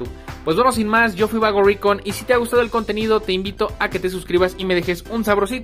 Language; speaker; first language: Spanish; native; Spanish